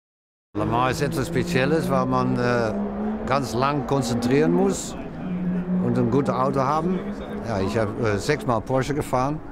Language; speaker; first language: German; non-native, fluent; Dutch